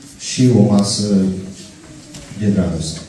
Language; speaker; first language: Romanian; non-native, learner; Russian